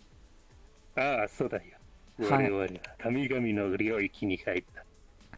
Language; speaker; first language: Japanese; non-native, learner; English